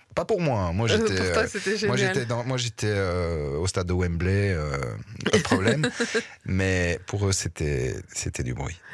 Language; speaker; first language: French; native; French